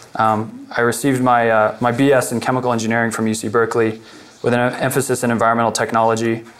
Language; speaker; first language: English; native; English